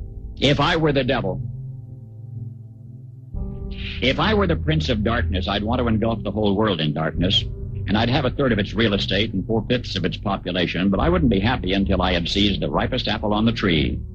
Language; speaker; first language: English; native; English